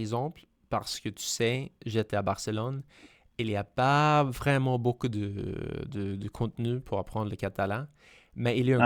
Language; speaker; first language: French; non-native, fluent; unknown